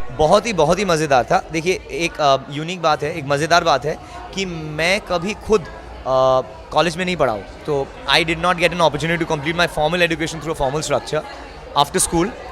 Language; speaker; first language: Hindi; non-native, local second language; Bangla